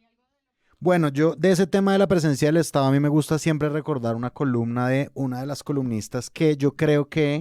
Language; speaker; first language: Spanish; native; Spanish